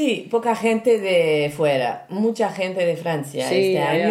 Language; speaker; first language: Spanish; non-native, learner; French